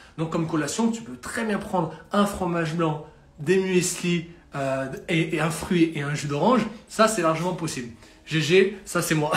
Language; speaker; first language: French; native; French